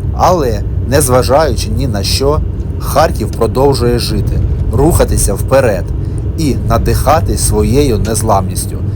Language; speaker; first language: Ukrainian; non-native, local second language; Russian